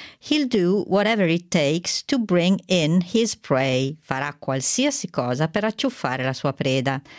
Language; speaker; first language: Italian; native; Italian